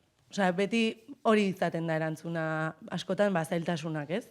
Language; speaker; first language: Basque; native; Basque